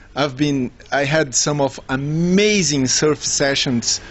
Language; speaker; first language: English; non-native, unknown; Portuguese